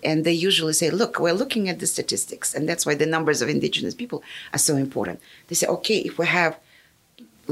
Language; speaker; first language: English; non-native, fluent; Yakut